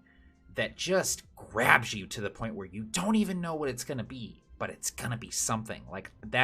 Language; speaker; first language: English; native; English